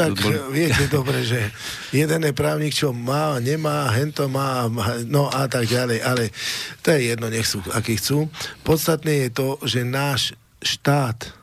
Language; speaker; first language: Slovak; native; Slovak